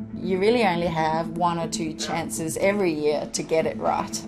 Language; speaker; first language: English; non-native, fluent; Danish